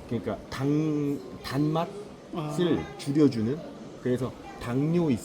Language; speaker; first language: Korean; native; Korean